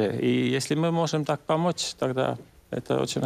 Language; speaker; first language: Russian; non-native, local second language; Estonian